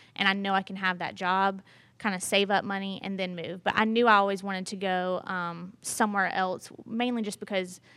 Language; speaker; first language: English; native; English